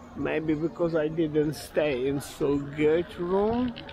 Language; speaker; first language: English; non-native, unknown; Ukrainian